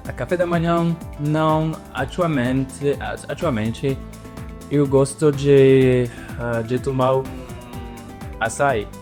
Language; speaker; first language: Portuguese; non-native, learner; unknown